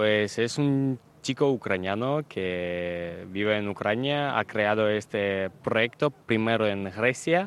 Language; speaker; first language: Spanish; non-native, fluent; Ukrainian